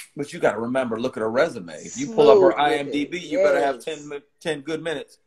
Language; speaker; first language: English; native; English